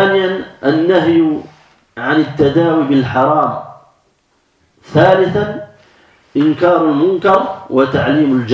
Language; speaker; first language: Arabic; non-native, fluent; French